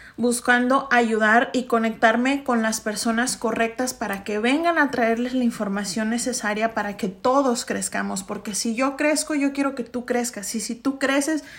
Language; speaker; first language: Spanish; early bilingual, heritage; Spanish